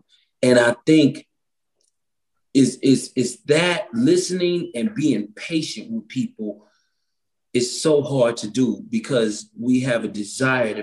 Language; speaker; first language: English; native; English